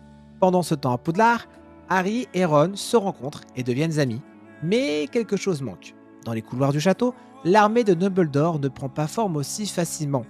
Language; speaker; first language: French; native; French